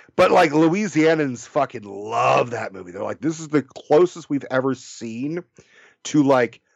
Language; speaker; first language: English; native; English